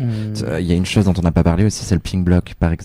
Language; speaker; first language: French; native; French